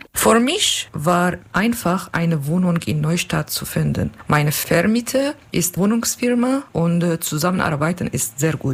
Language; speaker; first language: German; non-native, learner; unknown